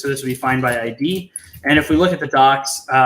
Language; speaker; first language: English; native; English